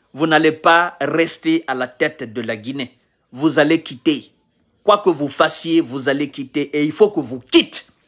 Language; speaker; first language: French; non-native, local second language; Mandingo